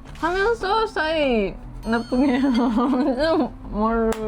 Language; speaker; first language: Korean; non-native, learner; Japanese